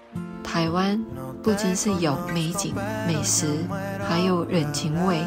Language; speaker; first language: Chinese; non-native, fluent; Korean